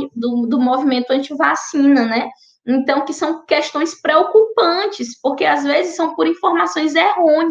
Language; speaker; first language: Portuguese; native; Portuguese